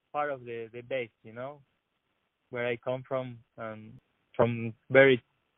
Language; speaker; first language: English; non-native, learner; Spanish